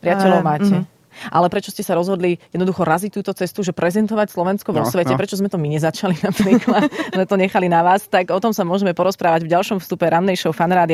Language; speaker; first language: Slovak; native; Slovak